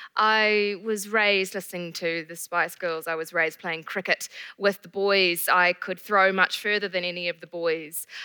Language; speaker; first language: English; native; English